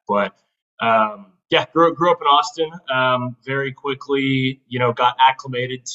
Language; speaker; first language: English; native; English